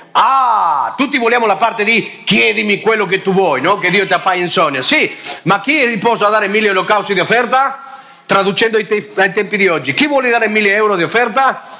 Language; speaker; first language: Italian; non-native, fluent; Spanish